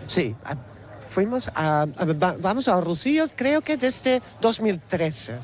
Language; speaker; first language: Spanish; non-native, learner; Dutch